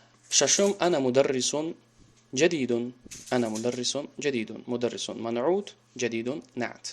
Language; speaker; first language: Arabic; non-native, fluent; Tajik